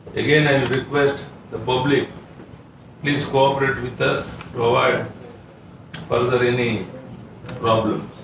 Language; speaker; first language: English; non-native, local second language; Kannada